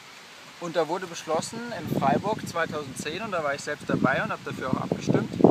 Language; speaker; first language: German; native; German